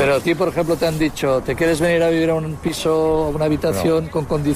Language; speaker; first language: Spanish; native; Spanish